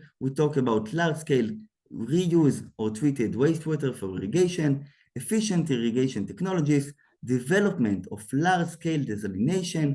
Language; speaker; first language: English; non-native, fluent; Hebrew